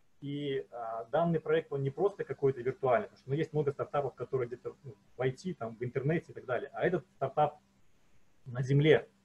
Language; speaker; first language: Russian; native; Russian